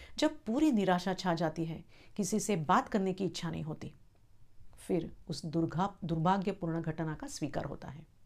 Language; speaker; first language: Hindi; non-native, local second language; Marathi